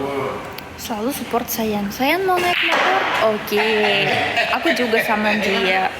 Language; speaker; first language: Indonesian; non-native, learner; Russian